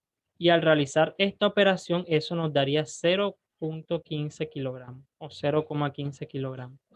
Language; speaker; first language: Spanish; native; Spanish